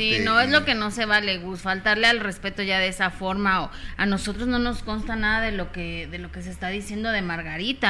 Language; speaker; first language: Spanish; native; Spanish